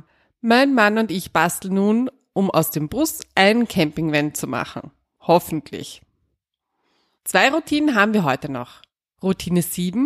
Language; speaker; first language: German; native; German